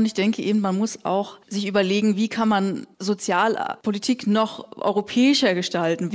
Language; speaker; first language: German; native; German